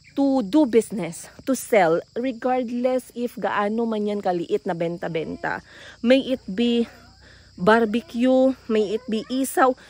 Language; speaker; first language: Filipino; non-native, local second language; Cebuano